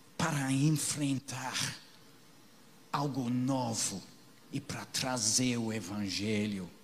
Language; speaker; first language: Portuguese; non-native, fluent; English